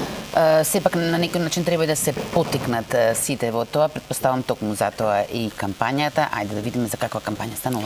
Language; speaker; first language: Macedonian; native; Macedonian